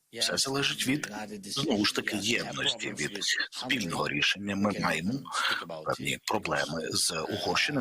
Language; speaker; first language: Ukrainian; non-native, local second language; Russian